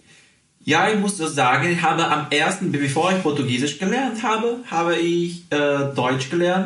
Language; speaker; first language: German; early bilingual, heritage; Portuguese